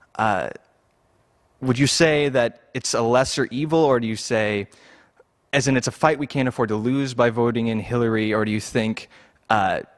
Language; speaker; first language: English; native; English